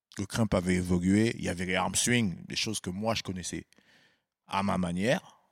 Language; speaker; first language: French; early bilingual, other home language; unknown